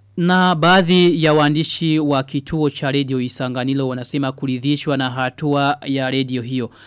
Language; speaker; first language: Swahili; non-native, local second language; Rundi